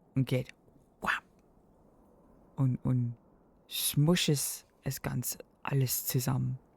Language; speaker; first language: German; non-native, learner; English